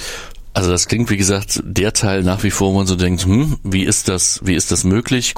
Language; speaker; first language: German; native; German